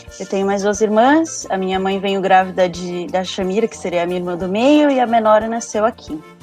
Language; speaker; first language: Portuguese; early bilingual, other home language; Spanish